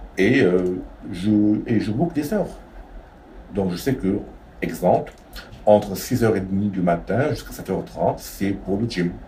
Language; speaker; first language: French; non-native, local second language; Arabic